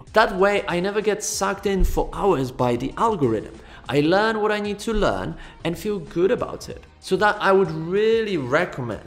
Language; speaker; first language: English; non-native, fluent; Polish